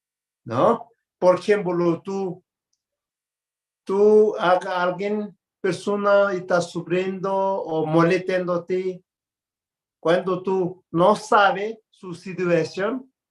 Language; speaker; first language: Spanish; non-native, learner; Tibetan